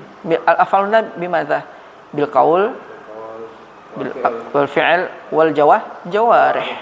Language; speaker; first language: Arabic; non-native, fluent; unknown